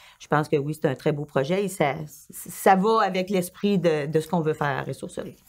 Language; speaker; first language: French; native; French